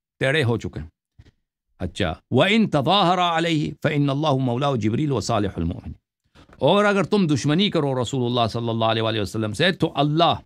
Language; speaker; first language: Urdu; non-native, local second language; Punjabi